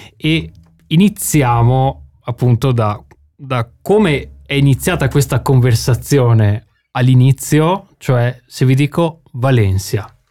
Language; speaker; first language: Italian; native; Italian